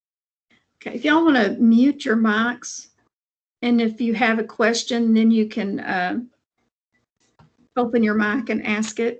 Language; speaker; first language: English; native; English